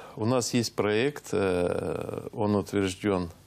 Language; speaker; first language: Russian; native; Russian